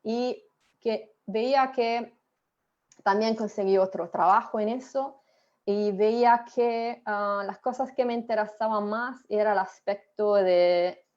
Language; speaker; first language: Spanish; non-native, fluent; Italian